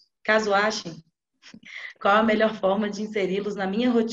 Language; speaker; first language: Portuguese; native; Portuguese